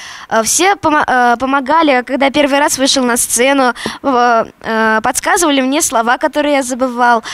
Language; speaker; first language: Russian; native; Russian